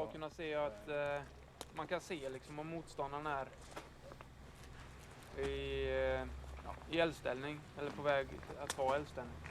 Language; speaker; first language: Swedish; native; Swedish